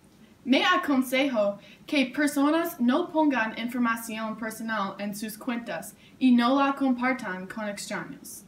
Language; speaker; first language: Spanish; non-native, learner; English